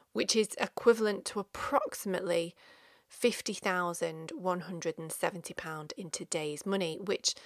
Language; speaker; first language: English; native; English